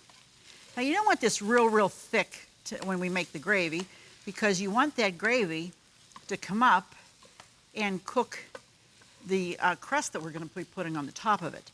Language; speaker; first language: English; native; English